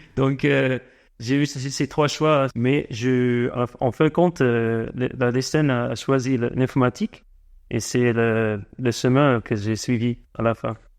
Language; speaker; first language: French; non-native, fluent; English